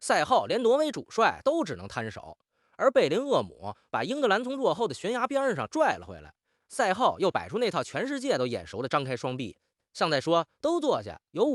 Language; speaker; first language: Chinese; native; Chinese